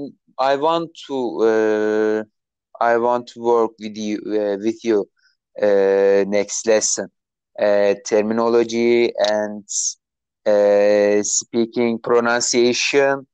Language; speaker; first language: English; non-native, learner; Turkish